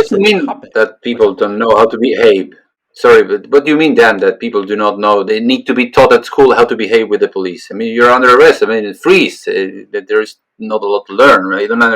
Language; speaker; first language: English; non-native, fluent; Spanish